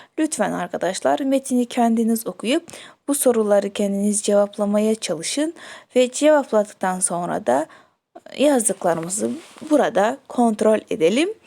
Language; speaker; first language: Turkish; non-native, fluent; Kyrgyz